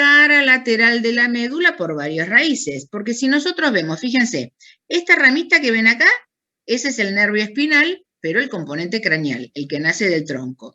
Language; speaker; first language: Spanish; native; Spanish